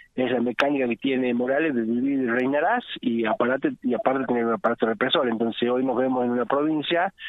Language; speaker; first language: Spanish; native; Spanish